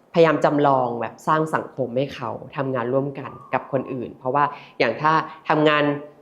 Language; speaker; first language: Thai; native; Thai